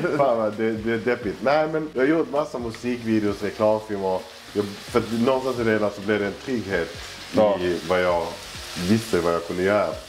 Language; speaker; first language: Swedish; early bilingual, other home language; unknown